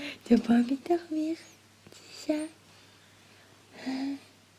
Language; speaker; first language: French; native; French